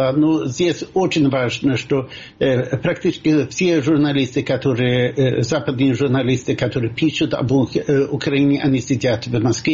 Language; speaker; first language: Russian; non-native, fluent; Swedish